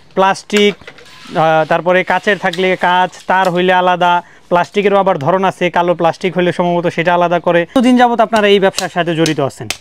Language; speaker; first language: Bangla; native; Bangla